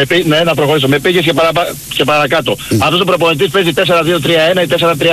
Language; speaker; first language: Greek; native; Greek